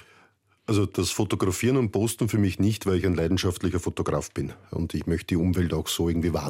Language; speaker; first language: German; native; German